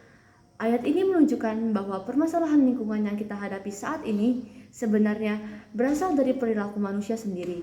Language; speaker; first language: Indonesian; native; Indonesian